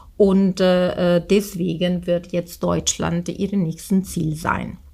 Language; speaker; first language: German; non-native, fluent; Italian